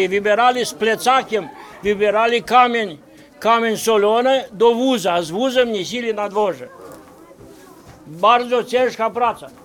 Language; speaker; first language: Polish; early bilingual, heritage; Polish